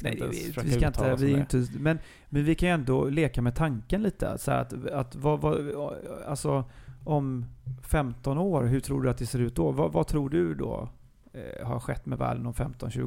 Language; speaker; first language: Swedish; native; Swedish